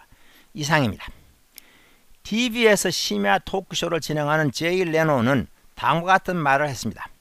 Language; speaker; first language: Korean; native; Korean